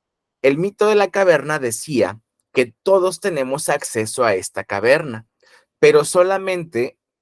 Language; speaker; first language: Spanish; native; Spanish